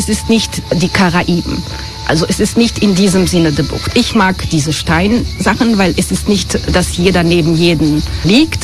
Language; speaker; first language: German; non-native, fluent; Croatian